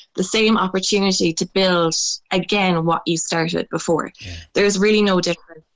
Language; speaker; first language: English; native; English